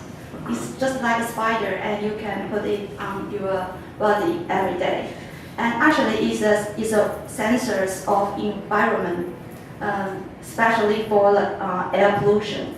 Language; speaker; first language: English; non-native, fluent; Chinese